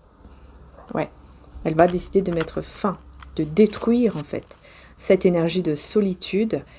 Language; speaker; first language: French; native; French